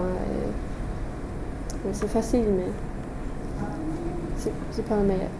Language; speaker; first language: French; non-native, fluent; English